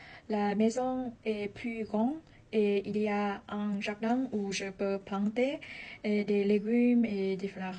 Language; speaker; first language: French; non-native, learner; Vietnamese